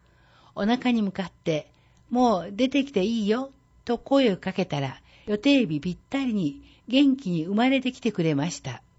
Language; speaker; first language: Japanese; native; Japanese